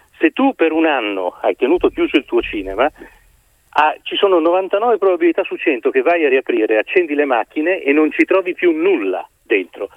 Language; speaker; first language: Italian; native; Italian